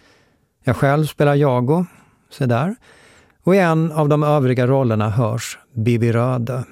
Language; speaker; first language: Swedish; native; Swedish